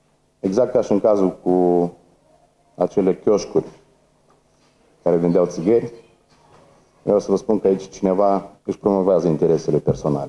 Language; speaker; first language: Romanian; native; Romanian